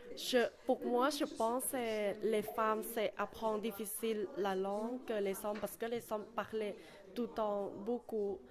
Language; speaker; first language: French; non-native, learner; Thai